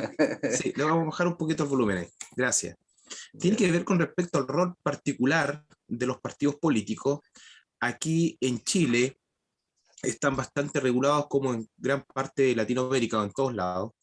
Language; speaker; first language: Spanish; native; Spanish